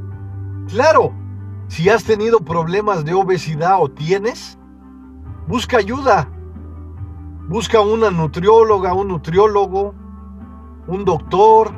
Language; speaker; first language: Spanish; native; Spanish